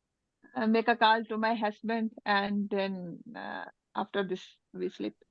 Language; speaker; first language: English; non-native, learner; Urdu